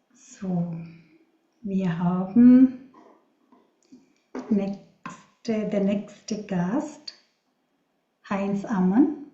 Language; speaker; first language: German; non-native, learner; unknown